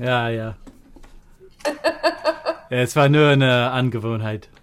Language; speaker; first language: German; non-native, fluent; English